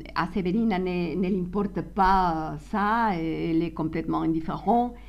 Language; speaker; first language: French; non-native, fluent; Spanish